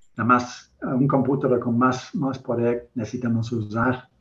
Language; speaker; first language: Spanish; non-native, learner; English